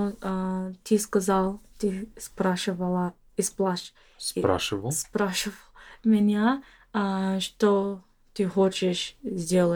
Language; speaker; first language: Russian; non-native, learner; English